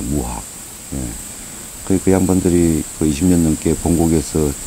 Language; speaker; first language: Korean; native; Korean